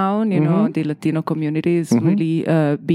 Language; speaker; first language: English; non-native, fluent; Italian